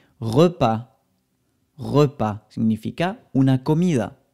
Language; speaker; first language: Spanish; non-native, fluent; French